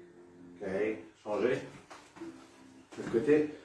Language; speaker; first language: French; non-native, local second language; Morisyen